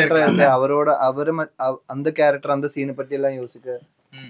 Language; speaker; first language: Tamil; non-native, learner; Malayalam